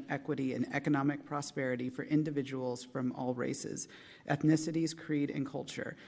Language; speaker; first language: English; native; English